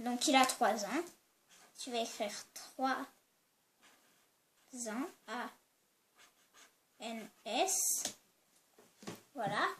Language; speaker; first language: French; native; French